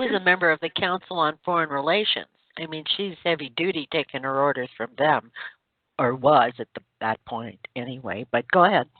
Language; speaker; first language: English; native; English